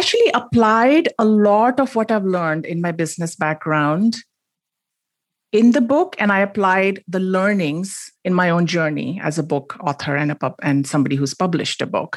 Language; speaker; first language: English; non-native, local second language; Hindi